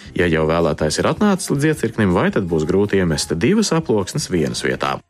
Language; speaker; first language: Latvian; early bilingual, heritage; Latvian